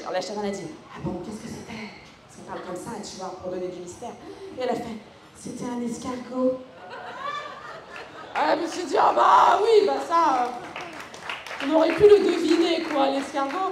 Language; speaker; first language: French; native; French